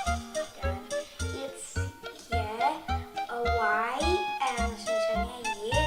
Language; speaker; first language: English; non-native, learner; Indonesian